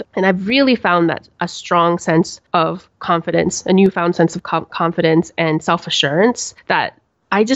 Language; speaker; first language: English; native; English